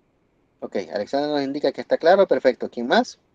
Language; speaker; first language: Spanish; native; Spanish